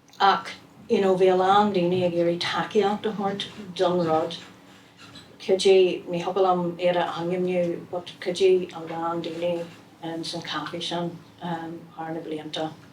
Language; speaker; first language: Irish; non-native, local second language; English